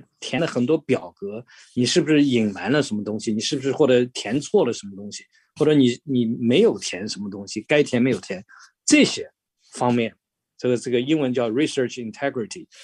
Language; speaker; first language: Chinese; native; Chinese